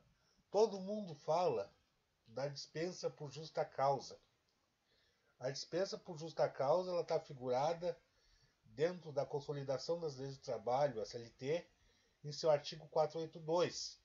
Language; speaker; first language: Portuguese; native; Portuguese